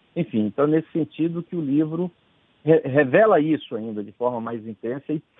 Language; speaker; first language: Portuguese; native; Portuguese